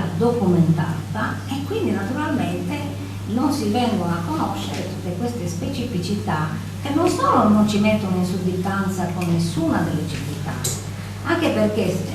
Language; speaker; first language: Italian; native; Italian